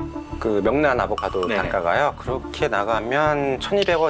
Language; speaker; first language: Korean; native; Korean